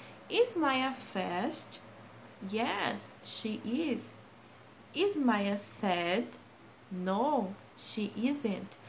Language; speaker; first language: English; non-native, fluent; Portuguese